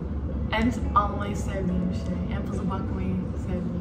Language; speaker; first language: Turkish; early bilingual, heritage; Turkish